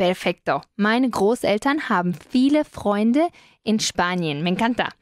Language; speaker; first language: German; non-native, fluent; Spanish